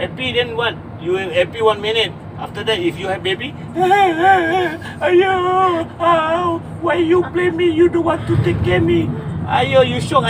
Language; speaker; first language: English; non-native, local second language; Malay